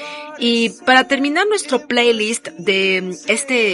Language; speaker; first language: Spanish; native; Spanish